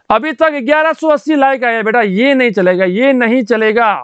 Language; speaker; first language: Hindi; native; Hindi